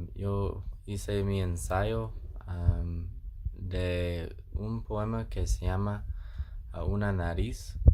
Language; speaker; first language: Spanish; non-native, learner; English